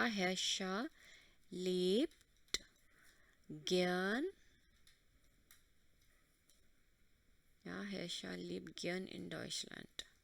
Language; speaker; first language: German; non-native, fluent; Hindi